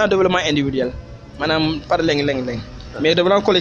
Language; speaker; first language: English; non-native, fluent; Serer